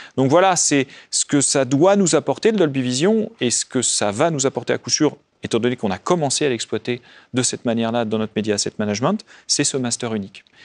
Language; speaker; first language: French; native; French